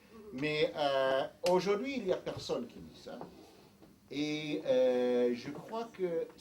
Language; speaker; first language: French; non-native, fluent; English